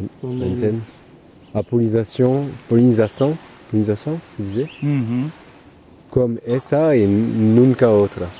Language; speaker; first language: Portuguese; non-native, learner; French